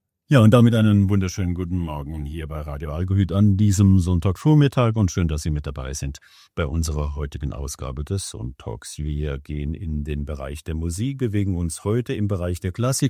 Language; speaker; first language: German; native; German